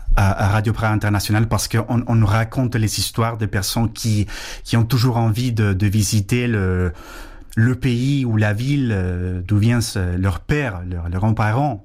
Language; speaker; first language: French; non-native, fluent; Spanish